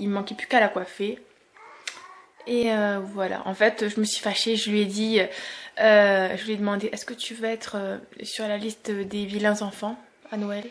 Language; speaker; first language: French; native; French